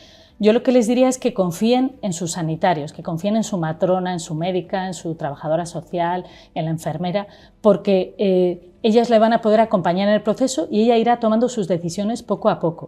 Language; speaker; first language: Spanish; native; Spanish